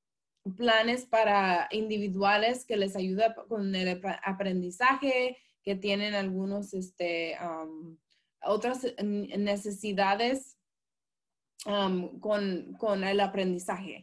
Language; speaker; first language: Spanish; early bilingual, heritage; Spanish